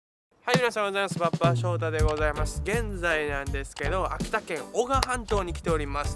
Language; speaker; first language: Japanese; native; Japanese